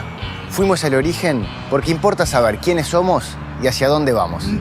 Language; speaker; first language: Spanish; native; Spanish